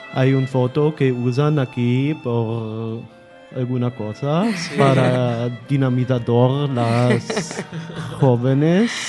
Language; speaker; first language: Spanish; non-native, learner; German